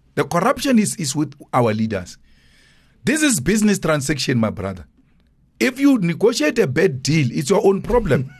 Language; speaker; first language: English; non-native, local second language; Northern Sotho